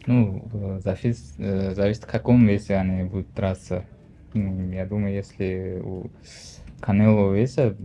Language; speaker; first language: Russian; non-native, learner; Uzbek